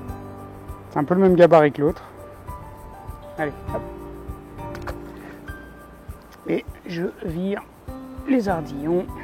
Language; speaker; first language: French; native; French